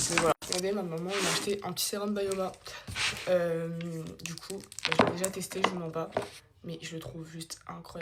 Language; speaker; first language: French; native; French